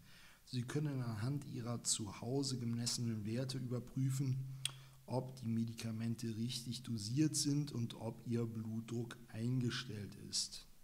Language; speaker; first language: German; native; German